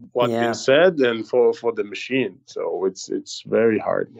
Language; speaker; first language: English; non-native, fluent; Hebrew